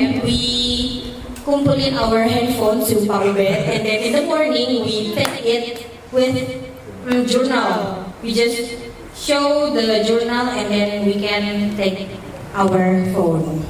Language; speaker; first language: English; non-native, fluent; Indonesian